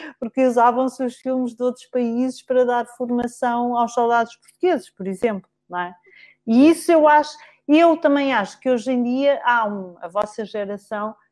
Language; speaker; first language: Portuguese; native; Portuguese